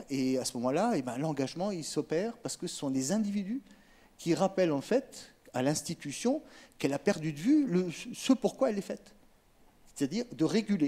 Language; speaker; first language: French; native; French